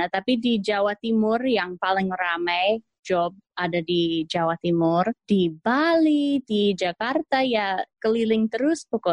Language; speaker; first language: Indonesian; non-native, fluent; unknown